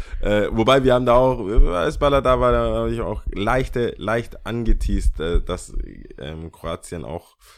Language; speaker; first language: German; early bilingual, other home language; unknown